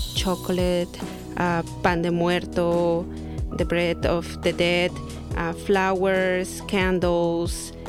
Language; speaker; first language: English; non-native, fluent; Spanish